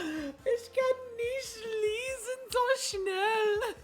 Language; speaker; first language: German; non-native, learner; English